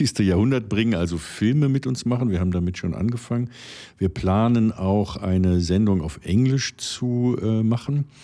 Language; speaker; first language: German; native; German